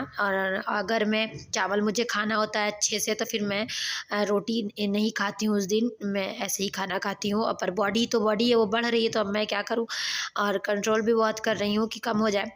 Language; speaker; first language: Hindi; native; Hindi